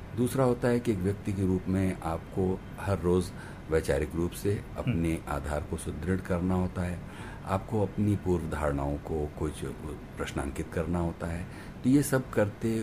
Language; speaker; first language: Hindi; native; Hindi